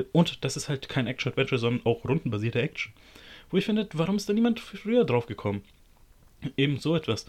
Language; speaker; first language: German; native; German